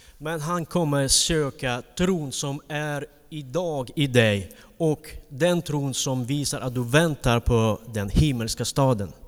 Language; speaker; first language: Swedish; non-native, fluent; Ukrainian